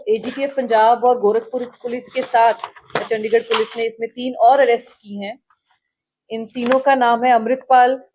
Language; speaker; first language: Hindi; non-native, local second language; Punjabi